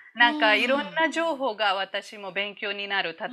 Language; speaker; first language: Japanese; non-native, fluent; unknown